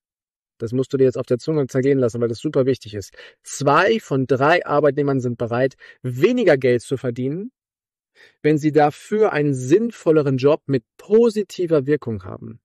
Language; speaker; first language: German; native; German